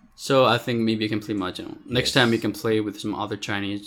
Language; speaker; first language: English; non-native, fluent; Chinese